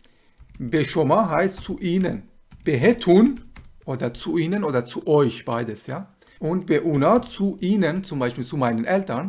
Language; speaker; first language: German; non-native, fluent; Persian